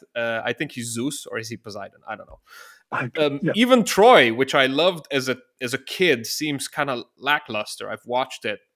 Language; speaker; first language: English; non-native, fluent; Slovenian